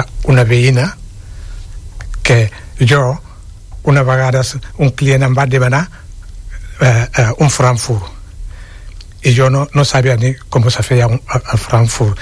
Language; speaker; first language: Catalan; non-native, fluent; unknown